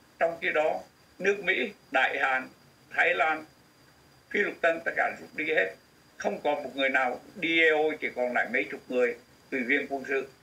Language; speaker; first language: Vietnamese; native; Vietnamese